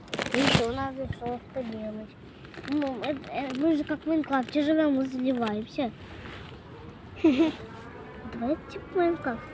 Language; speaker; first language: Russian; native; Russian